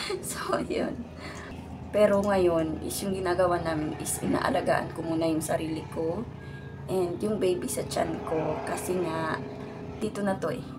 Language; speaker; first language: Filipino; native; Filipino